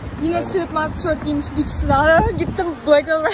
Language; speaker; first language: Turkish; native; Turkish